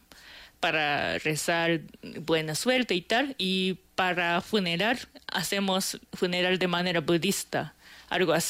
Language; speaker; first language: Spanish; non-native, fluent; Japanese